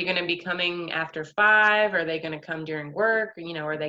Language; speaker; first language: English; native; English